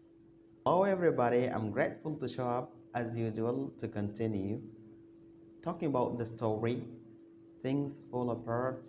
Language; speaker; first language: English; non-native, fluent; Arabic